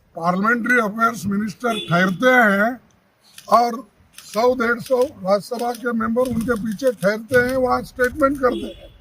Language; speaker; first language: Hindi; non-native, local second language; Kannada